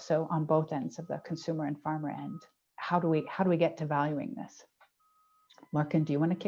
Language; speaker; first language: English; native; English